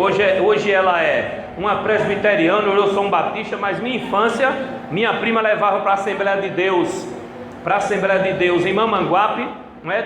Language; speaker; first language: Portuguese; native; Portuguese